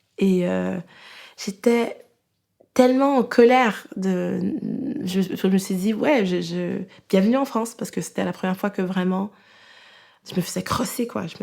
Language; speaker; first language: French; native; French